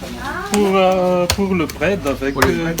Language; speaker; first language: French; non-native, local second language; Malagasy